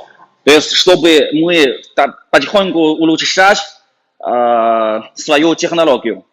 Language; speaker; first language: Russian; non-native, fluent; Chinese